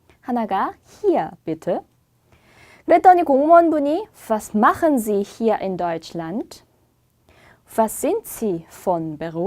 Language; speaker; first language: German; non-native, fluent; Korean